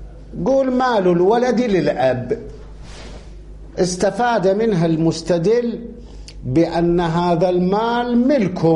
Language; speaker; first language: Arabic; native; Arabic